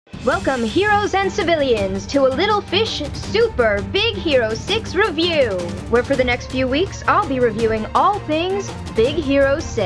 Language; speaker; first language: English; native; English